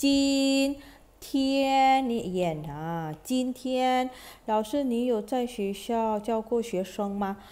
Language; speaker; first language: Chinese; non-native, fluent; Malay